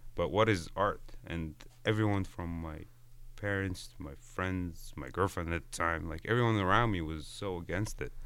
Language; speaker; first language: English; non-native, fluent; Arabic